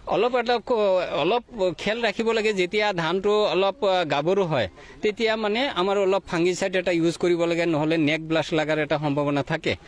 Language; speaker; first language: Assamese; non-native, local second language; Bangla